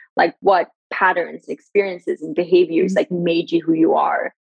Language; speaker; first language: English; early bilingual, other home language; Persian